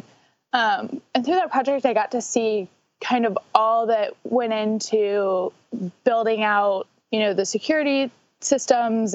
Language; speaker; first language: English; native; English